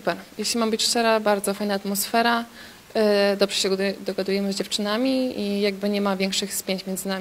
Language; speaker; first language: Polish; native; Polish